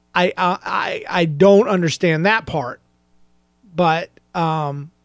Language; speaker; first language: English; native; English